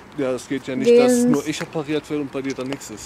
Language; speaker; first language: German; native; German